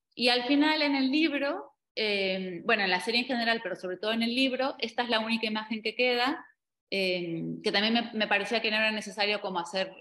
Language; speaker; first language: Spanish; native; Spanish